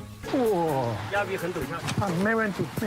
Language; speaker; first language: Chinese; native; Chinese